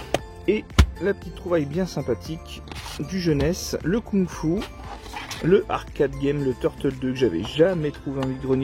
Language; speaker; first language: French; native; French